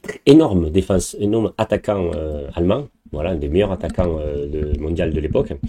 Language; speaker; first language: French; native; French